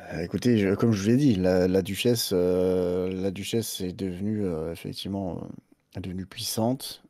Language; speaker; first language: French; native; French